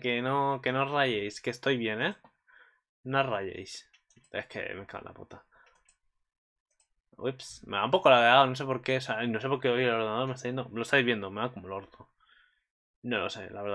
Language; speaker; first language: Spanish; native; Spanish